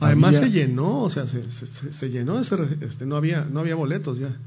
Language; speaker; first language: Spanish; native; Spanish